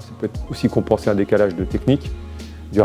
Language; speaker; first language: French; native; French